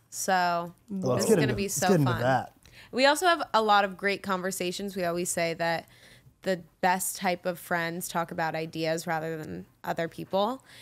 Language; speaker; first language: English; native; English